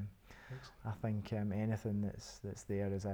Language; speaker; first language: English; native; English